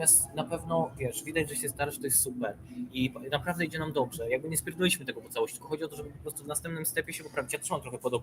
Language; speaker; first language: Polish; native; Polish